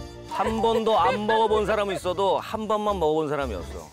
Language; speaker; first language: Korean; native; Korean